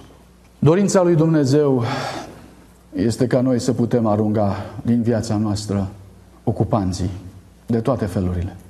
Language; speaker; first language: Romanian; native; Romanian